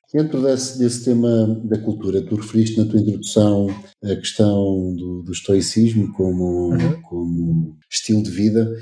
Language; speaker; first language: Portuguese; native; Portuguese